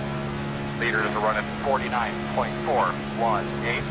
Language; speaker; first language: English; native; English